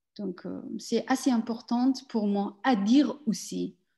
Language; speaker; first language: French; non-native, learner; Persian